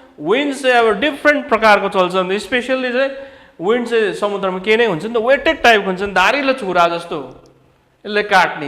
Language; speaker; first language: Nepali; native; Nepali